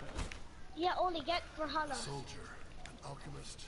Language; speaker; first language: English; native; English